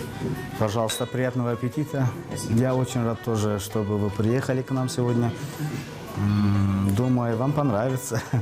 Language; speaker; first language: Russian; non-native, fluent; Azerbaijani